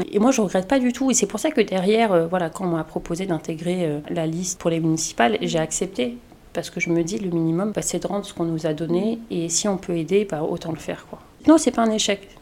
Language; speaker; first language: French; native; French